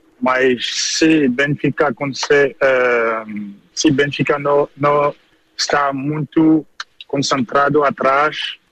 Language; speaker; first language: Portuguese; early bilingual, heritage; French